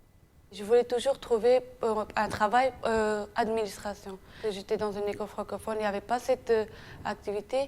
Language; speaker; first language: French; non-native, fluent; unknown